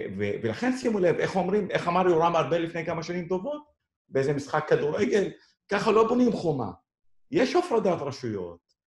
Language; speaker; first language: Hebrew; non-native, local second language; Arabic